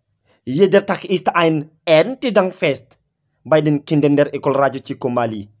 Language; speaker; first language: German; non-native, learner; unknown